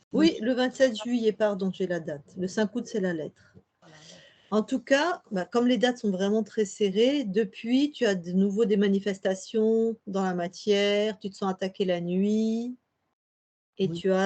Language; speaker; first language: French; native; French